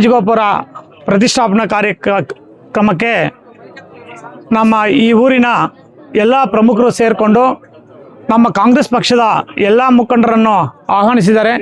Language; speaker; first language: Kannada; native; Kannada